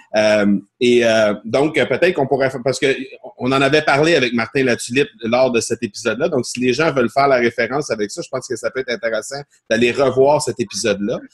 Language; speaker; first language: French; native; French